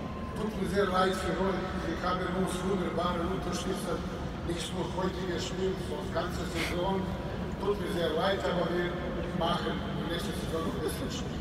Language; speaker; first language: German; non-native, fluent; Serbian